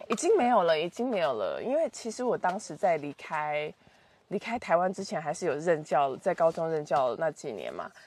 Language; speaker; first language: Chinese; native; Chinese